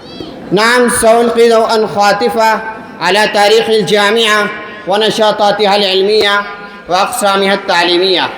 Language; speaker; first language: Arabic; non-native, learner; Urdu